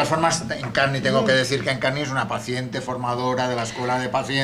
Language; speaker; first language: Spanish; native; Spanish